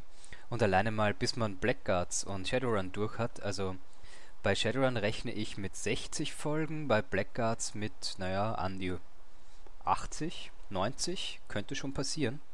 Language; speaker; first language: German; native; German